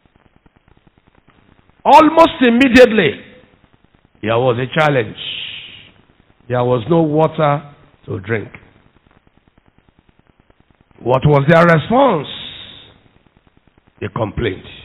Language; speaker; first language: English; non-native, local second language; Yoruba